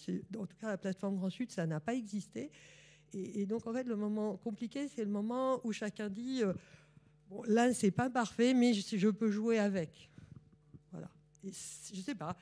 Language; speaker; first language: French; native; French